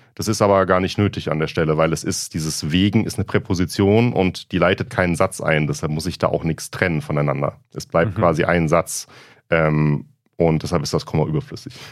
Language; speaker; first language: German; native; German